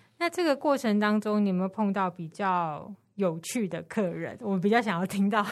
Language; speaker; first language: Chinese; native; Chinese